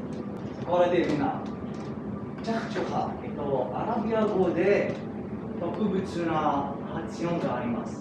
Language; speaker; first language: Japanese; non-native, learner; Arabic